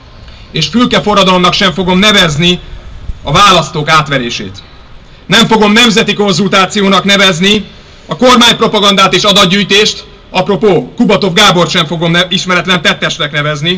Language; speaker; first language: Hungarian; native; Hungarian